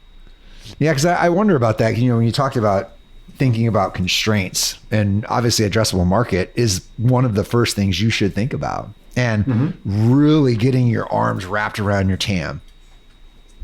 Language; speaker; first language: English; native; English